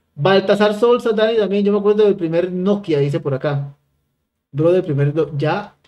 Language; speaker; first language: Spanish; native; Spanish